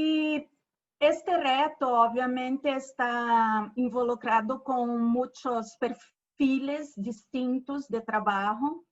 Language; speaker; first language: Spanish; non-native, fluent; Portuguese